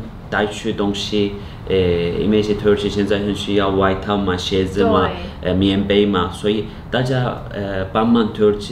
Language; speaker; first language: Chinese; non-native, fluent; Turkish